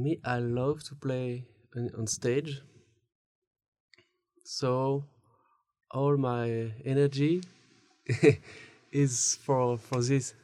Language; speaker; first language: English; non-native, learner; French